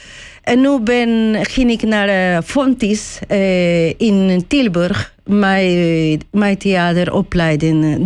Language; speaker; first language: Dutch; non-native, learner; Spanish